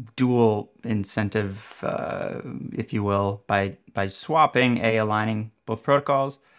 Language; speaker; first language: English; native; English